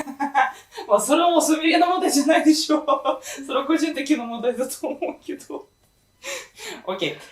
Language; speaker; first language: Japanese; non-native, fluent; Russian